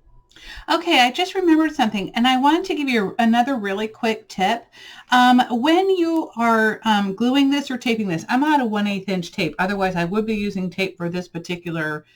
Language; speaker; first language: English; native; English